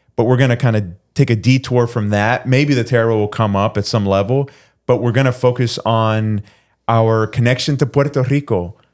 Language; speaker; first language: English; early bilingual, other home language; Spanish